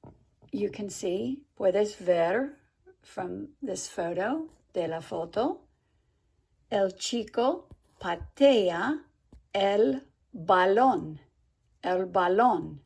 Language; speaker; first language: Spanish; non-native, fluent; English